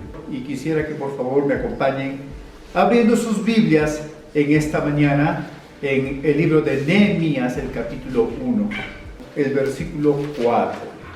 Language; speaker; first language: Spanish; native; Spanish